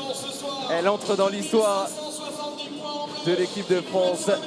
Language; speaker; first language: French; native; French